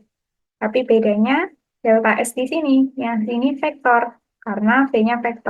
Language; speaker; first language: Indonesian; native; Indonesian